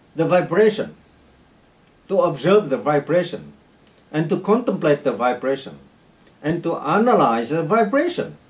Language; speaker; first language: English; non-native, fluent; Vietnamese